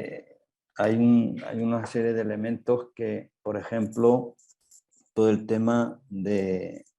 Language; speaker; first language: Spanish; native; Spanish